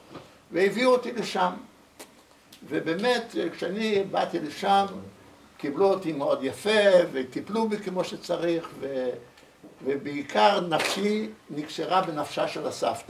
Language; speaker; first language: Hebrew; early bilingual, other home language; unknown